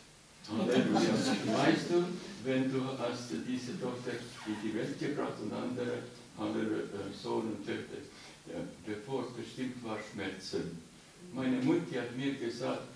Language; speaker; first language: German; non-native, learner; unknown